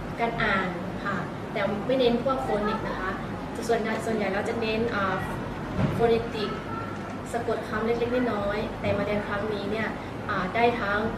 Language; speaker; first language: Thai; native; Thai